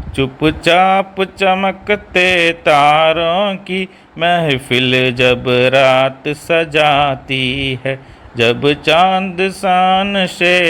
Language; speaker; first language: Hindi; non-native, local second language; Malayalam